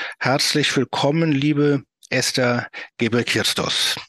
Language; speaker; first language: German; native; German